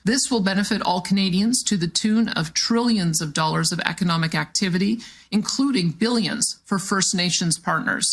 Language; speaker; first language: English; native; English